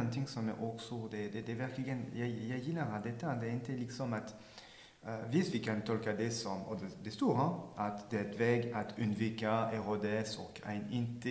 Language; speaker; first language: Swedish; non-native, fluent; French